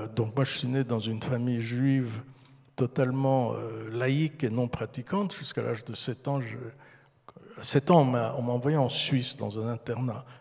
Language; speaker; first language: French; early bilingual, heritage; French